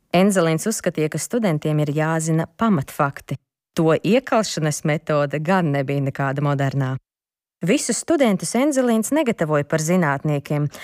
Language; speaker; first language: Latvian; non-native, local second language; Ukrainian